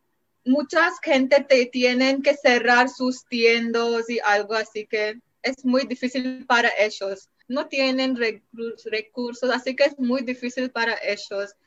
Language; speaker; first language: Spanish; non-native, learner; Marathi